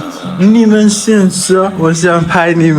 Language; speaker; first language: Chinese; non-native, learner; English